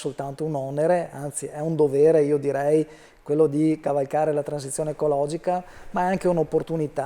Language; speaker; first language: Italian; native; Italian